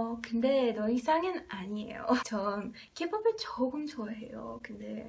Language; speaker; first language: Korean; non-native, learner; English